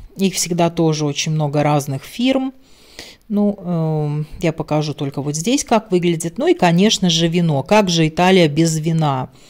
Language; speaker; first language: Russian; non-native, local second language; Latvian